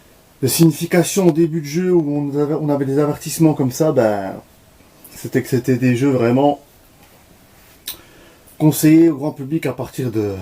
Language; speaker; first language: French; native; French